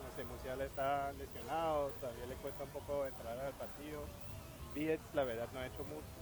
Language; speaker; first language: Spanish; non-native, fluent; German